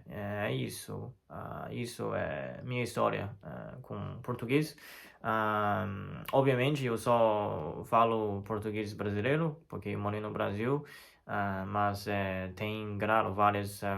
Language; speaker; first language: Portuguese; non-native, fluent; Chinese